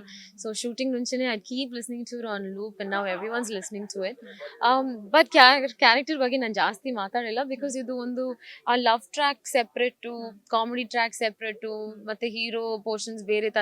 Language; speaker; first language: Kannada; non-native, learner; Tamil